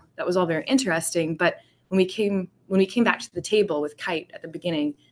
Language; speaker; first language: English; native; English